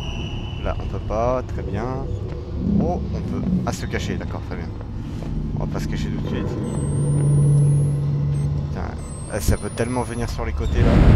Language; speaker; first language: French; native; French